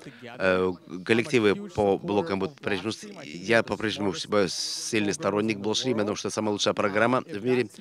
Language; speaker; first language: Russian; native; Russian